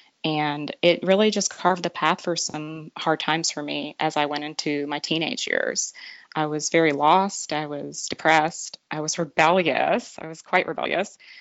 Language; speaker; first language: English; native; English